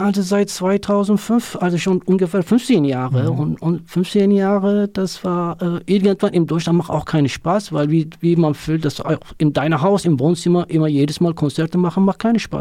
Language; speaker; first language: German; non-native, learner; Kurdish